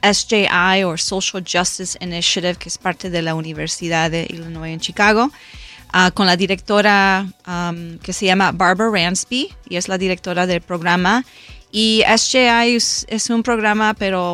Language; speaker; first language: Spanish; early bilingual, heritage; Spanish